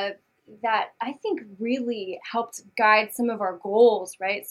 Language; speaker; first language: English; native; English